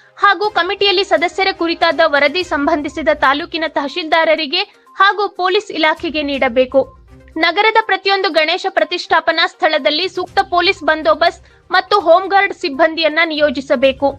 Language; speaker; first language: Kannada; native; Kannada